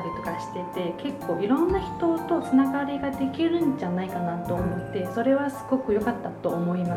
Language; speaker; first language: Japanese; non-native, fluent; Chinese